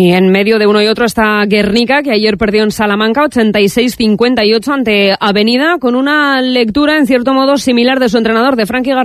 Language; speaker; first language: Spanish; native; Spanish